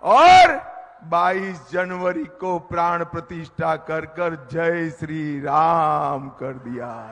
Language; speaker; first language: Hindi; non-native, local second language; Gujarati